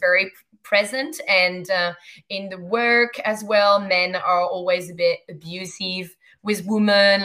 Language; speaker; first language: English; non-native, fluent; French